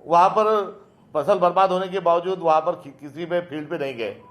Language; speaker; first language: Hindi; non-native, local second language; Marathi